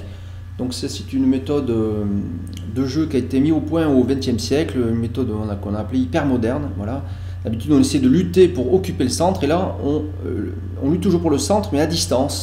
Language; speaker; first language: French; native; French